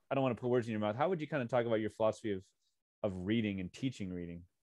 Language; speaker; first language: English; native; English